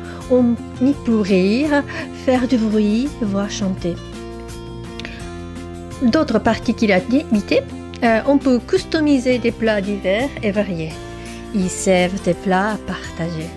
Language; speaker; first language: French; non-native, fluent; Japanese